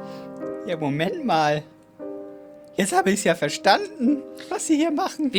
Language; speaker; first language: German; native; German